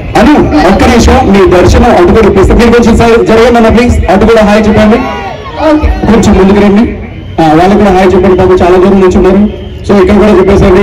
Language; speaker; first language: Telugu; native; Telugu